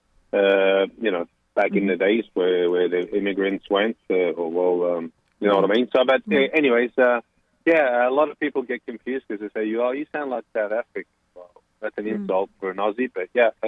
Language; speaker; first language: English; non-native, local second language; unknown